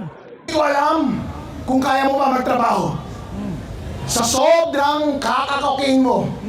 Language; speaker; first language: Filipino; non-native, local second language; Iloko